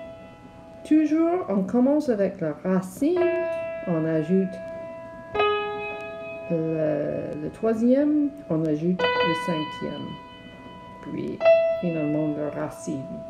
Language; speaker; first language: French; non-native, learner; English